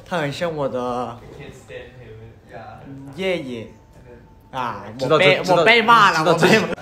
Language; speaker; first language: Chinese; non-native, learner; Japanese